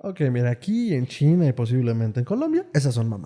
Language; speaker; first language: Spanish; native; Spanish